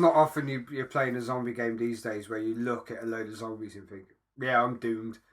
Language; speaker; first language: English; native; English